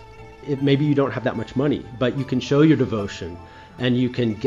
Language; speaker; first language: English; native; English